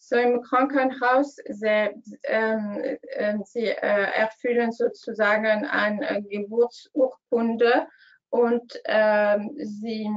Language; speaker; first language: German; non-native, learner; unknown